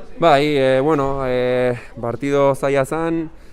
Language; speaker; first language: Basque; non-native, local second language; Spanish